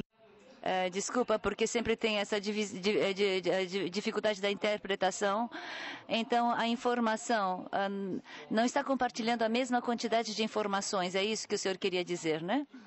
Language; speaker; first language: Portuguese; non-native, learner; Japanese